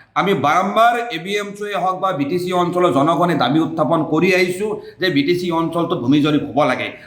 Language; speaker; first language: Assamese; non-native, local second language; Bangla